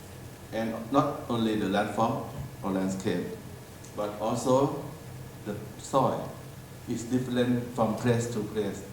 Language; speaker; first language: English; non-native, learner; Thai